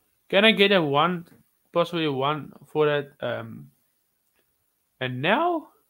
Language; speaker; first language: English; non-native, local second language; Afrikaans